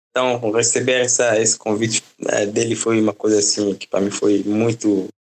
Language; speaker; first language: Portuguese; non-native, fluent; French